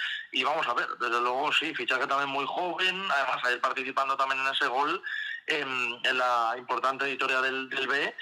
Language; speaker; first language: Spanish; native; Spanish